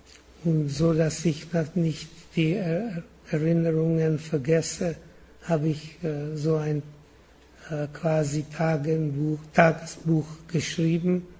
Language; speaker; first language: German; non-native, learner; Czech